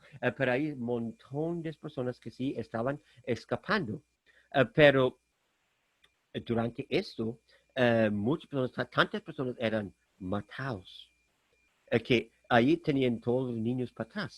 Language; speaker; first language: Spanish; non-native, fluent; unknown